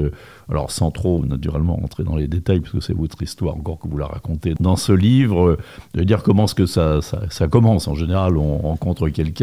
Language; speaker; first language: French; native; French